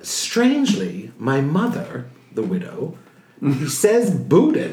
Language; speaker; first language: English; native; English